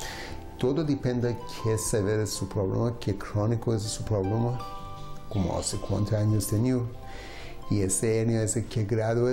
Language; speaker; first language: Spanish; non-native, learner; Persian